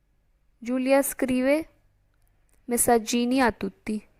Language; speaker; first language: Italian; non-native, fluent; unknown